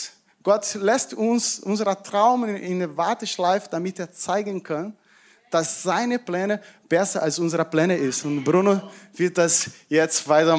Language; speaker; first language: German; non-native, fluent; Portuguese